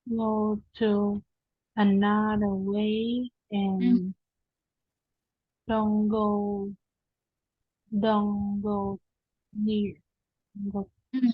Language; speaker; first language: English; non-native, learner; Vietnamese